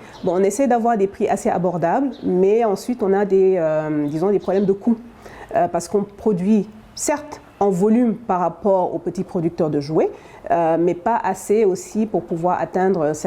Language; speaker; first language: French; non-native, local second language; Wolof